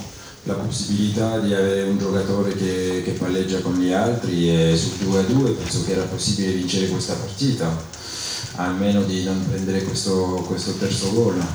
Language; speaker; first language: Italian; non-native, fluent; French